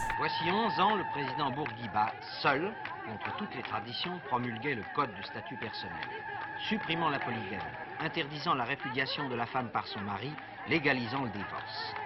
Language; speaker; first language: French; native; French